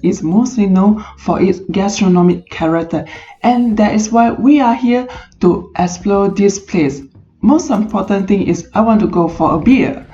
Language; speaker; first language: English; non-native, fluent; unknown